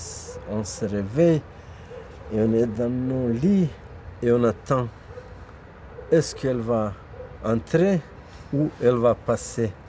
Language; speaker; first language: French; non-native, fluent; Bosnian